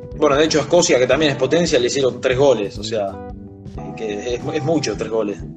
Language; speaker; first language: Spanish; native; Spanish